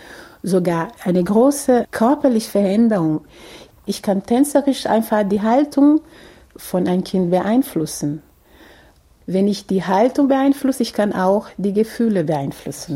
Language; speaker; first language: German; non-native, fluent; Portuguese